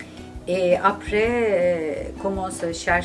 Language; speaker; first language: French; non-native, learner; Turkish